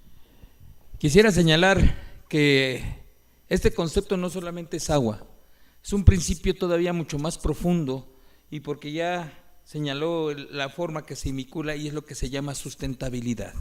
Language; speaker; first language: Spanish; native; Spanish